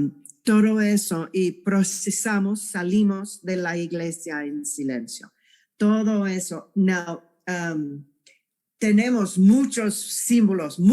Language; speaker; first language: Spanish; non-native, fluent; English